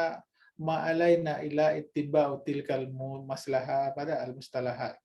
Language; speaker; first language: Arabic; non-native, fluent; Indonesian